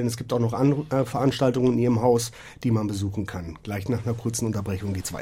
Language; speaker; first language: German; native; German